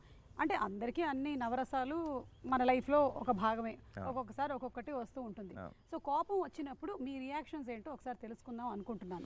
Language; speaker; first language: Telugu; native; Telugu